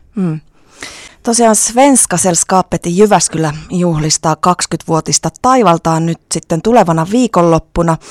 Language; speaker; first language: Finnish; native; Finnish